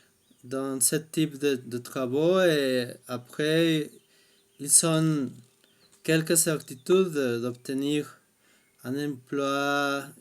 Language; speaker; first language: French; non-native, fluent; Spanish